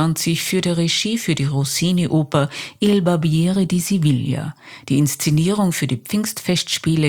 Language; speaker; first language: German; native; German